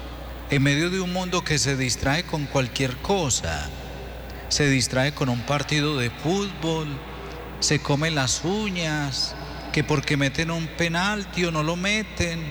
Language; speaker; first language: Spanish; native; Spanish